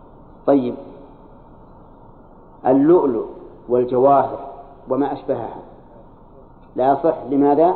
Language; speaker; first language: Arabic; native; Arabic